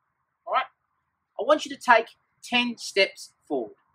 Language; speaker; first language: English; native; English